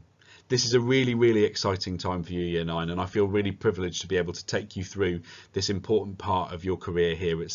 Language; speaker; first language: English; native; English